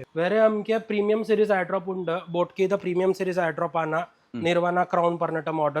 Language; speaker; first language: Malayalam; non-native, fluent; Hindi